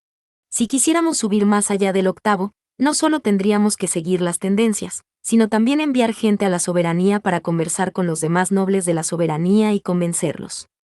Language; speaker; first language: Spanish; native; Spanish